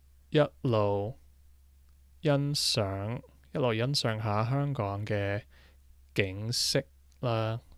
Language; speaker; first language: Cantonese; non-native, learner; English